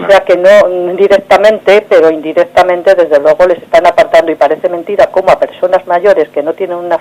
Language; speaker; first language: Spanish; native; Spanish